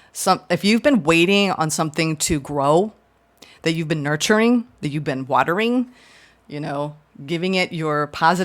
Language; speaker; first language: English; native; English